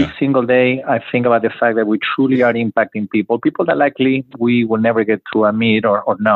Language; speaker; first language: English; non-native, fluent; Spanish